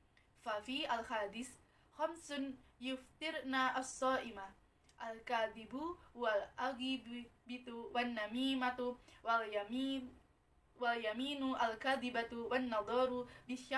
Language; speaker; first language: Arabic; non-native, learner; Indonesian